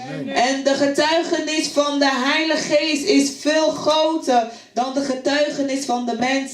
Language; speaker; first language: Dutch; non-native, fluent; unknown